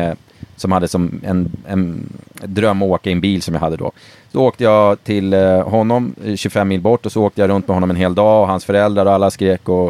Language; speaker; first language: Swedish; native; Swedish